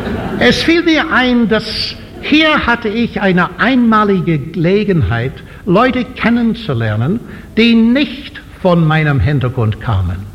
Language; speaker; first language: German; non-native, fluent; English